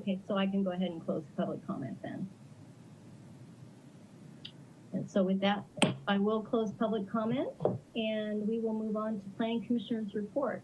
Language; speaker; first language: English; native; English